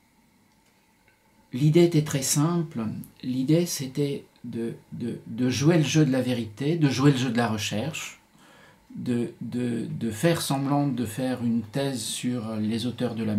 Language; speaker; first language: French; native; French